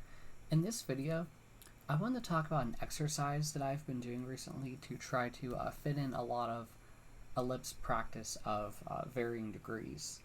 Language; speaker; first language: English; native; English